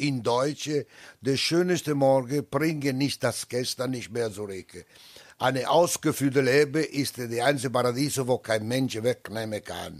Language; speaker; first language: German; non-native, learner; Italian